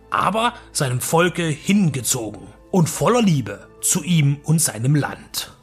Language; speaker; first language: German; native; German